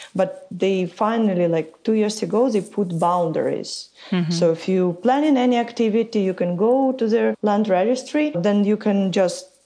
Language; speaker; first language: English; non-native, fluent; Ukrainian